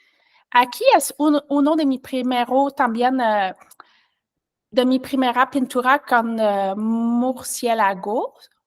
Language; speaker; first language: Spanish; non-native, learner; French